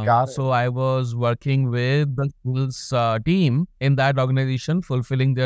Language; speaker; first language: English; non-native, local second language; Hindi